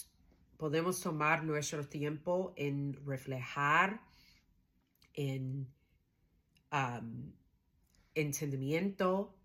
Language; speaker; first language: Spanish; non-native, learner; English